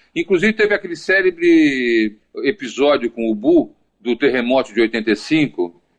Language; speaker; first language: Portuguese; native; Portuguese